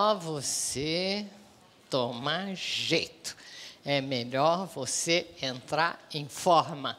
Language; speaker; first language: Portuguese; native; Portuguese